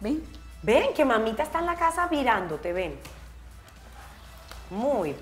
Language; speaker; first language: Spanish; native; Spanish